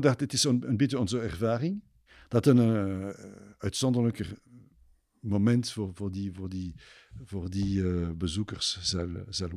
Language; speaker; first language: Dutch; non-native, fluent; French